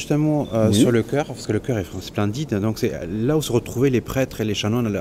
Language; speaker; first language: French; native; French